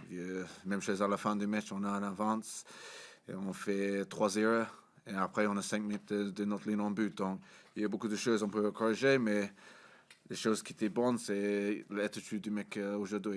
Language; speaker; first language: French; non-native, fluent; English